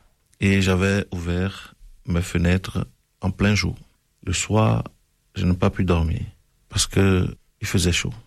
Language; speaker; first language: French; non-native, local second language; Ewe